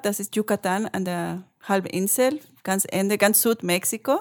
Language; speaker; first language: German; non-native, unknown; Spanish